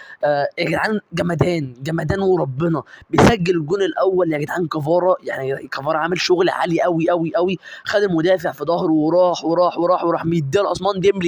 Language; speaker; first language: Arabic; native; Arabic